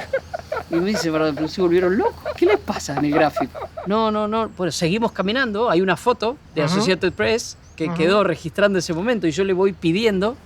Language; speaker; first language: Spanish; native; Spanish